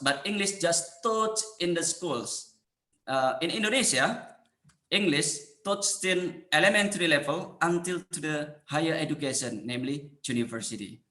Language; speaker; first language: English; non-native, fluent; Indonesian